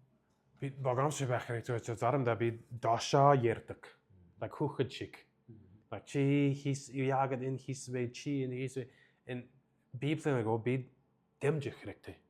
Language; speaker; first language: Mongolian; early bilingual, heritage; English